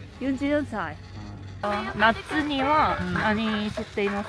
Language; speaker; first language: Japanese; non-native, learner; Korean